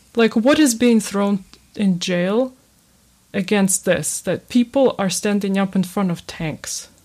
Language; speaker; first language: English; early bilingual, other home language; Ukrainian